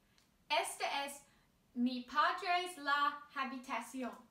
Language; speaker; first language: Spanish; non-native, learner; English